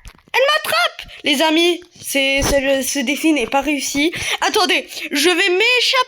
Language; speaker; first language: French; native; French